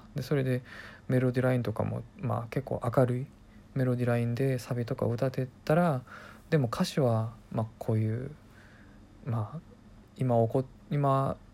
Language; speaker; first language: Japanese; non-native, fluent; Korean